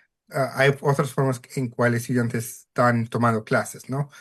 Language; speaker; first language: Spanish; early bilingual, heritage; Spanish